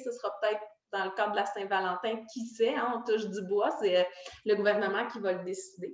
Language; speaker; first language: French; native; French